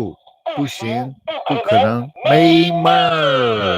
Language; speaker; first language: Chinese; non-native, fluent; English